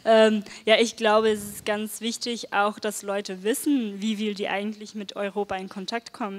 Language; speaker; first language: German; non-native, fluent; Dutch